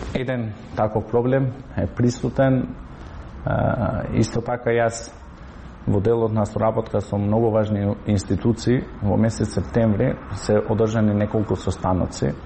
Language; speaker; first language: Macedonian; non-native, local second language; Albanian